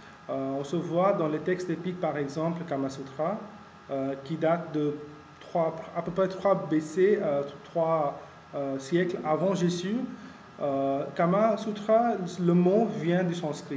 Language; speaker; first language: French; non-native, fluent; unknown